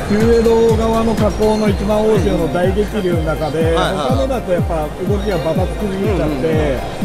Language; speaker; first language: Japanese; native; Japanese